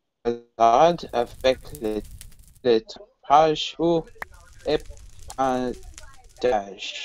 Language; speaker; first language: French; non-native, learner; English